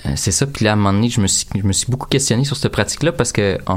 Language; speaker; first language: French; native; French